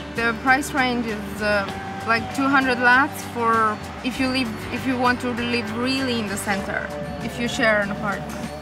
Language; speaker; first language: English; non-native, fluent; Swedish